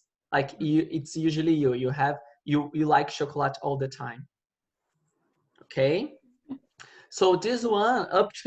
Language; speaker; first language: English; non-native, fluent; Portuguese